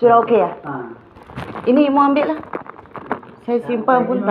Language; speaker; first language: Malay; non-native, local second language; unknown